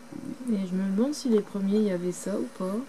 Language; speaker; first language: French; native; French